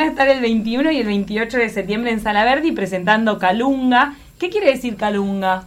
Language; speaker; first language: Spanish; native; Spanish